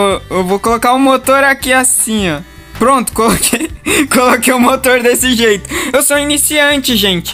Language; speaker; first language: Portuguese; native; Portuguese